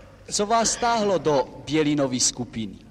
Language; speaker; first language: Czech; native; Czech